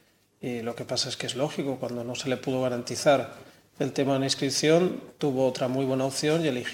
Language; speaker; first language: Spanish; native; Spanish